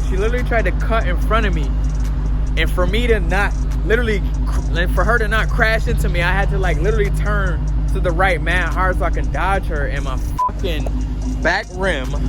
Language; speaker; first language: English; native; English